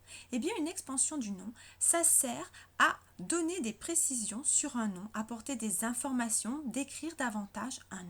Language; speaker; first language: French; native; French